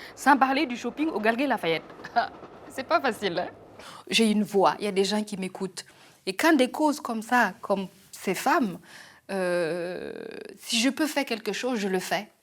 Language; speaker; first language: French; non-native, local second language; Mossi